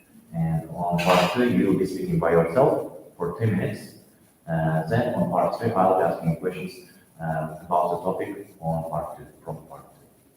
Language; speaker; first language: English; non-native, fluent; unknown